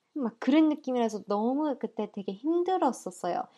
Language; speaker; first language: Korean; early bilingual, heritage; Korean